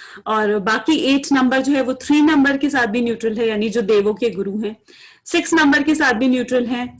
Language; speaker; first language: Hindi; native; Hindi